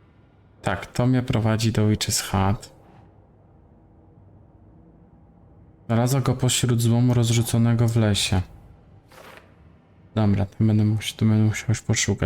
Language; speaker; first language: Polish; native; Polish